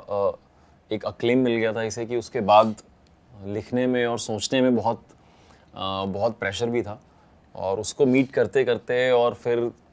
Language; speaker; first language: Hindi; native; Hindi